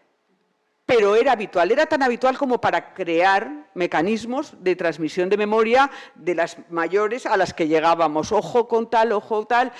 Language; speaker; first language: Spanish; native; Spanish